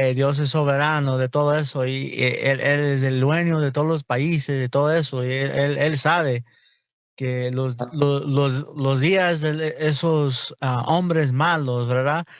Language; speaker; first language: Spanish; non-native, learner; English